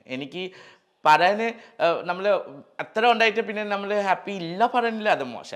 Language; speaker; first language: Malayalam; non-native, learner; Assamese